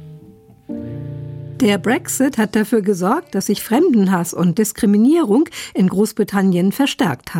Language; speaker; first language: German; native; German